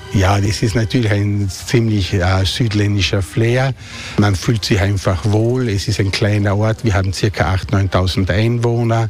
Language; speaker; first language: German; native; German